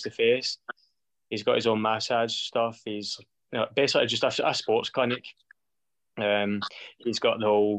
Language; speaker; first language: English; native; English